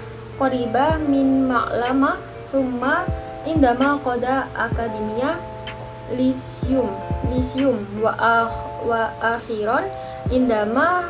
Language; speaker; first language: Arabic; non-native, learner; Indonesian